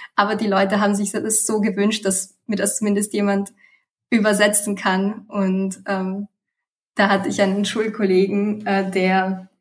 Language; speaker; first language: German; early bilingual, other home language; Romanian